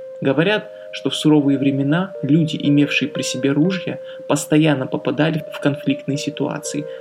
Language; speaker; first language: Russian; native; Russian